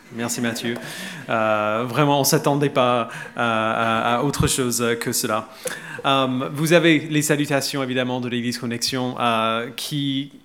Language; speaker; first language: French; non-native, fluent; English